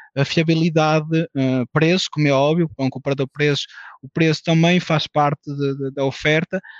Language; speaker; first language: Portuguese; early bilingual, heritage; French